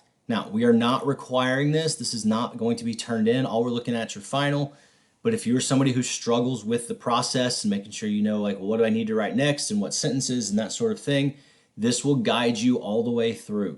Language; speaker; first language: English; native; English